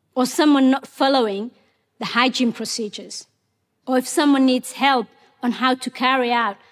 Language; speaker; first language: English; non-native, fluent; Somali